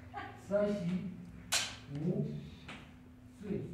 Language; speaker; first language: Chinese; non-native, learner; Arabic